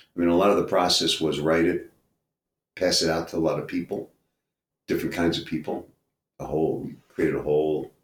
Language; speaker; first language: English; native; English